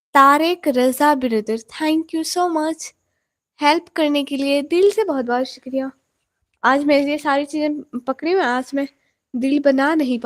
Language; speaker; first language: Hindi; non-native, local second language; Punjabi